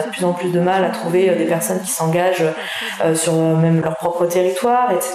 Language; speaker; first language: French; native; French